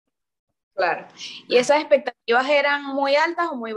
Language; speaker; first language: Spanish; native; Spanish